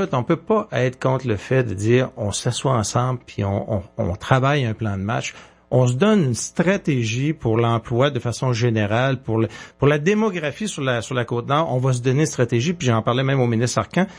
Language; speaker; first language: French; native; French